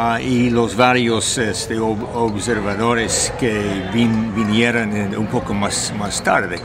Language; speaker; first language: Spanish; non-native, fluent; English